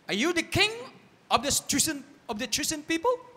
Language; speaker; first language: English; non-native, local second language; Filipino